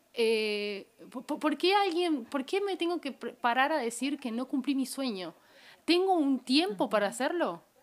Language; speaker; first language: Spanish; native; Spanish